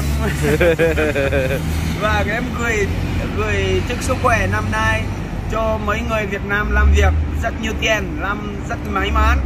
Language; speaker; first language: Vietnamese; non-native, learner; Portuguese